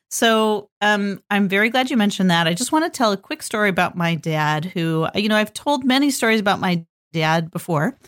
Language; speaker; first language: English; native; English